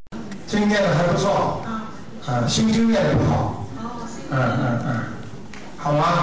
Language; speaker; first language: Chinese; native; Chinese